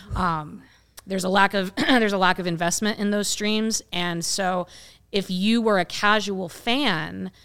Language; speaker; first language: English; native; English